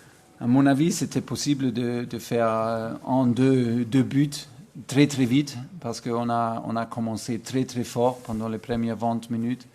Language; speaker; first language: French; non-native, fluent; German